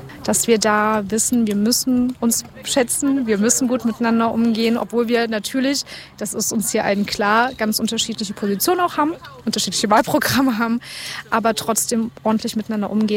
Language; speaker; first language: German; native; German